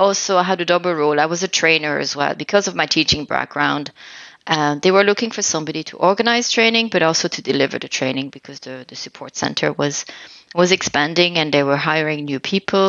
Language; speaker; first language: English; non-native, fluent; French